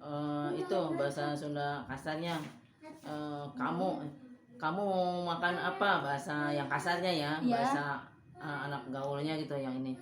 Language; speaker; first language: Indonesian; non-native, local second language; Sundanese